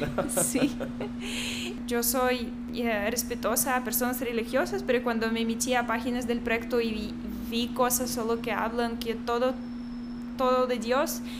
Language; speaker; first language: Spanish; non-native, fluent; Russian